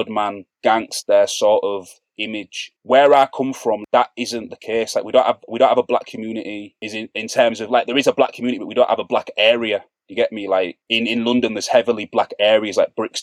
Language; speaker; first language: English; native; English